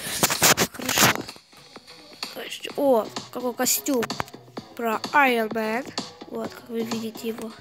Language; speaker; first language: Russian; non-native, fluent; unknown